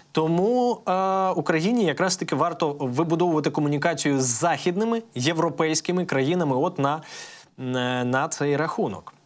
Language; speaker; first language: Ukrainian; native; Ukrainian